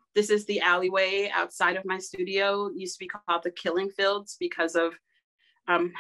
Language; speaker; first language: English; native; English